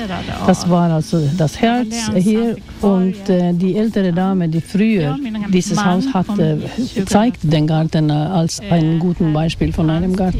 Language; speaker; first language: German; non-native, fluent; Swedish